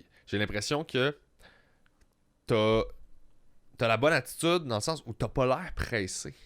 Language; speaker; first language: French; native; French